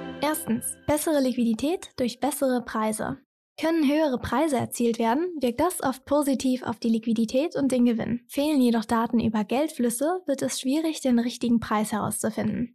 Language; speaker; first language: German; native; German